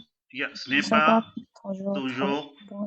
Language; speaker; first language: French; non-native, fluent; Urdu